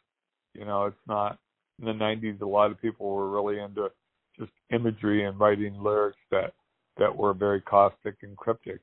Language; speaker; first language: English; native; English